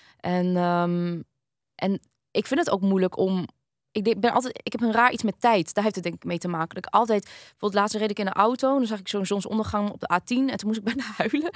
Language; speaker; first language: Dutch; early bilingual, other home language; Vietnamese